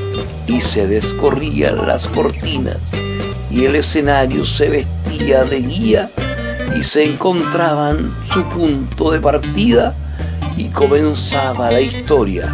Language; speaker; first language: Spanish; native; Spanish